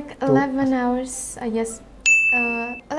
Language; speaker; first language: English; non-native, learner; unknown